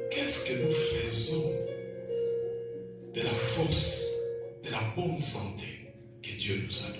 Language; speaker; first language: French; non-native, local second language; Lingala